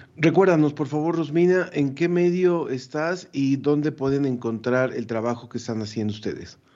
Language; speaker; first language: Spanish; native; Spanish